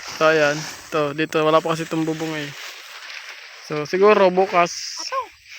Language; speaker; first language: Filipino; non-native, local second language; Masbatenyo